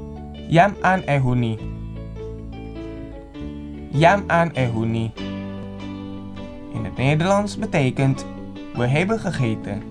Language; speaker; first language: Dutch; non-native, fluent; Indonesian